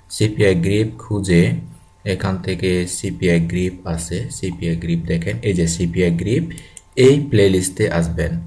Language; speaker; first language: Bangla; non-native, local second language; Chakma